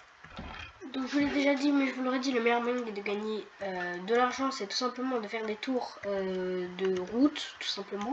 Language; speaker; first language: French; native; French